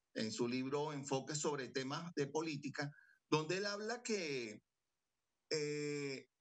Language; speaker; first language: Spanish; native; Spanish